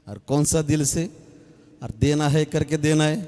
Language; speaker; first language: Hindi; non-native, local second language; Marathi